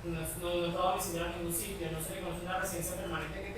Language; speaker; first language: Spanish; native; Spanish